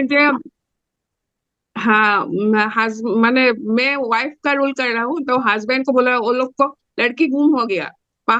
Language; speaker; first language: Hindi; non-native, local second language; Assamese